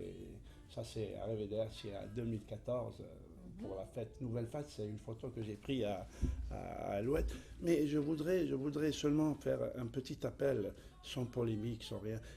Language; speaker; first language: French; non-native, fluent; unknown